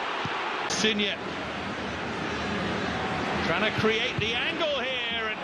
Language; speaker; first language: English; native; English